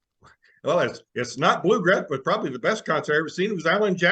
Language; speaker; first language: English; native; English